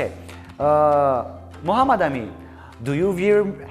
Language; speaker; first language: English; non-native, learner; Tajik